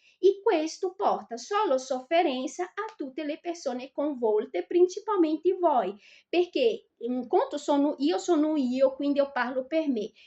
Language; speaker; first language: Italian; non-native, fluent; Portuguese